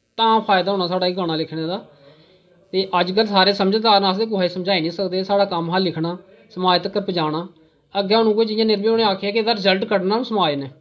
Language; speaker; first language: Punjabi; non-native, local second language; Dogri